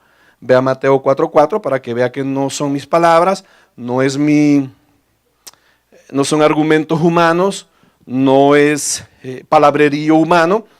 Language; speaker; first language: Spanish; native; Spanish